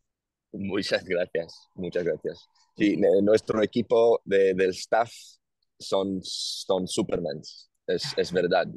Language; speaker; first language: Spanish; non-native, learner; Hebrew